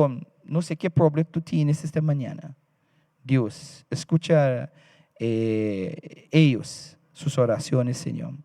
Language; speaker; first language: Spanish; non-native, fluent; English